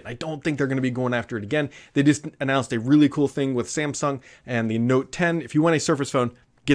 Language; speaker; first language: English; native; English